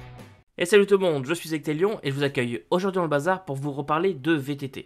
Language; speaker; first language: French; native; French